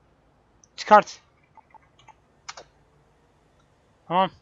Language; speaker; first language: Turkish; native; Turkish